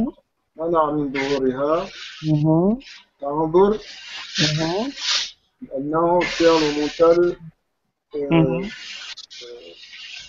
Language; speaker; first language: Arabic; non-native, learner; French